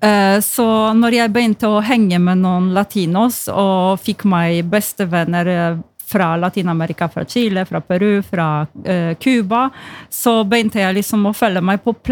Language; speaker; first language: Norwegian; non-native, fluent; Polish